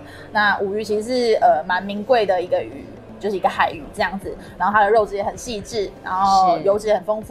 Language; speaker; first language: Chinese; native; Chinese